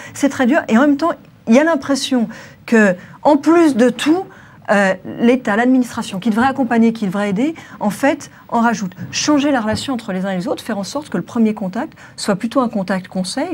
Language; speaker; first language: French; native; French